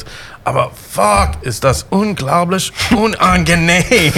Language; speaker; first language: German; non-native, fluent; English